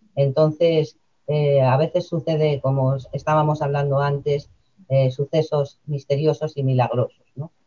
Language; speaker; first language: Spanish; native; Spanish